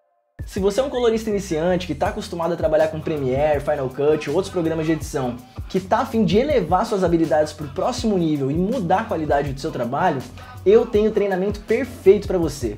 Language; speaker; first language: Portuguese; native; Portuguese